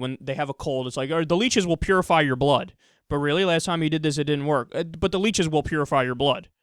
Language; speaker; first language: English; native; English